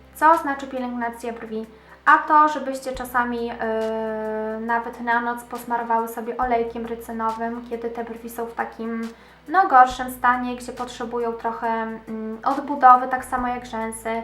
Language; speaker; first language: Polish; native; Polish